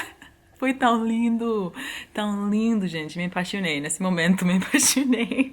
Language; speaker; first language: Portuguese; non-native, fluent; English